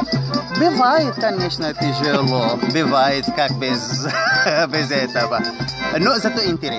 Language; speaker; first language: Russian; non-native, fluent; Arabic